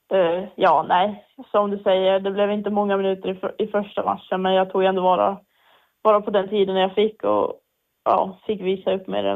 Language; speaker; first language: Swedish; native; Swedish